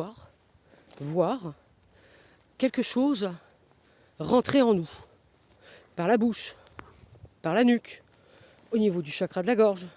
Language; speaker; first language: French; native; French